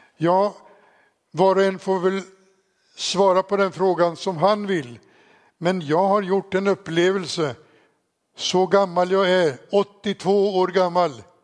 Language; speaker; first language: Swedish; native; Swedish